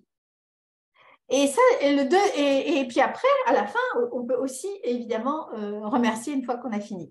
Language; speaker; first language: French; early bilingual, other home language; Spanish